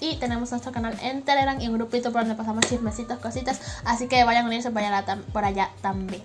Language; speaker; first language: Spanish; native; Spanish